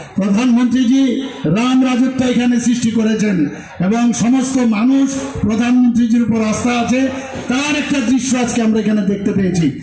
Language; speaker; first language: Bangla; native; Bangla